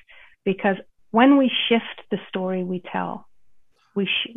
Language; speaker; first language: English; native; English